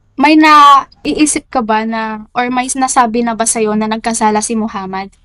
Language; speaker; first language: Filipino; native; Filipino